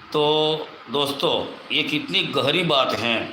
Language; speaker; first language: Hindi; non-native, local second language; Bhili